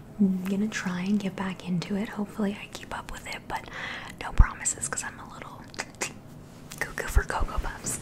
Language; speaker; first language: English; native; English